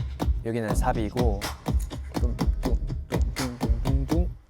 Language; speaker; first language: Korean; non-native, fluent; Chinese